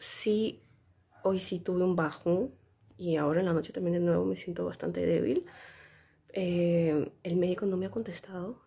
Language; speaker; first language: Spanish; native; Spanish